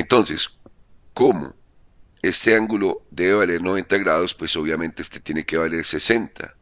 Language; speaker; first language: Spanish; native; Spanish